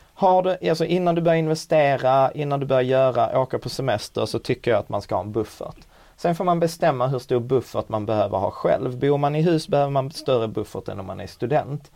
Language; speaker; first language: Swedish; early bilingual, other home language; Czech